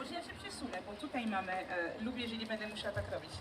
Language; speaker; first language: Polish; non-native, fluent; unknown